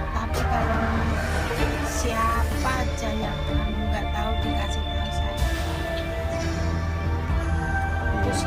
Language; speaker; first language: Indonesian; non-native, local second language; Javanese